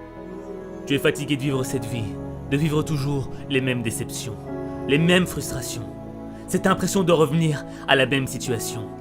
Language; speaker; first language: French; non-native, local second language; Haitian Creole